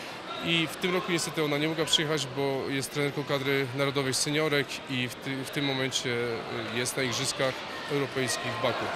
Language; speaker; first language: Polish; native; Polish